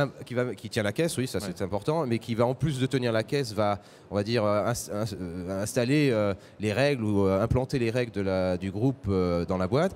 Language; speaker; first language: French; native; French